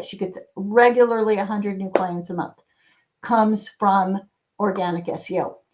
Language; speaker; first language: English; native; English